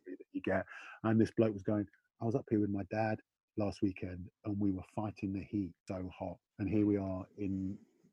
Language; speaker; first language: English; native; English